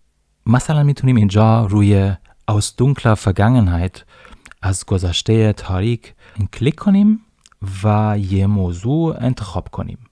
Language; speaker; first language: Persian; non-native, fluent; German